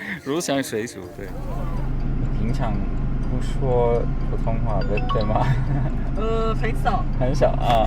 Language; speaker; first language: Chinese; non-native, learner; English